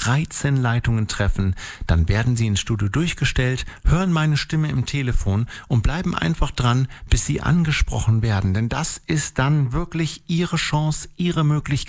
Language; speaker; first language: German; native; German